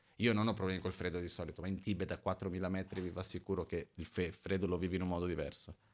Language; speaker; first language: Italian; non-native, fluent; Portuguese